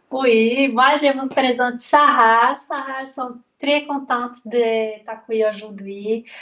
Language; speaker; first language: French; non-native, fluent; Portuguese